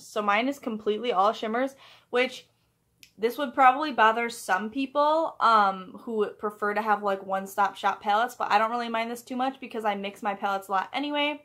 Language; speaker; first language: English; native; English